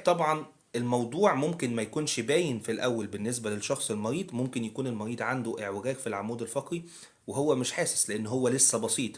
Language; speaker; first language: Arabic; native; Arabic